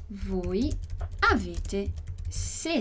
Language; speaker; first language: Italian; non-native, fluent; Portuguese